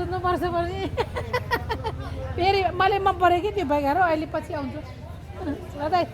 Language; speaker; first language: Nepali; non-native, learner; Filipino